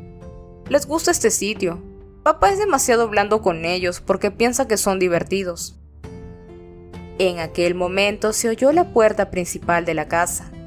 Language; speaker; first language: Spanish; native; Spanish